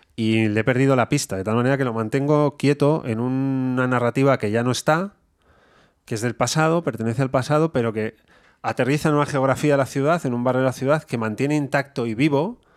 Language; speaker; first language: Spanish; native; Spanish